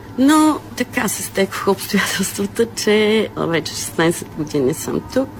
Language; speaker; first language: Bulgarian; non-native, local second language; Turkish